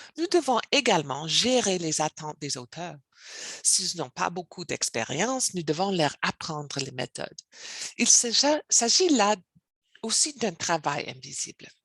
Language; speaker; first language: French; non-native, learner; English